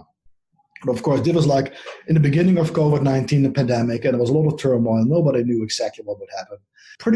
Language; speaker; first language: English; non-native, fluent; Dutch